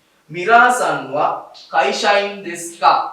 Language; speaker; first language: Japanese; non-native, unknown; Sinhala